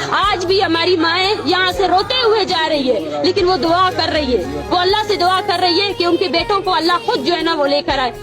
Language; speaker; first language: Urdu; non-native, local second language; Baluchi